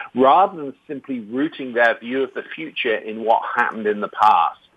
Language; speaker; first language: English; native; English